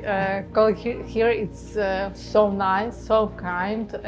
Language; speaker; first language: English; non-native, learner; Ukrainian